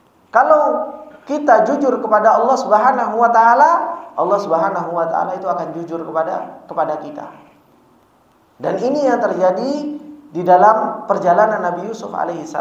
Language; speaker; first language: Indonesian; native; Indonesian